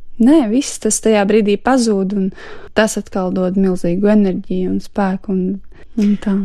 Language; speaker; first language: Latvian; native; Latvian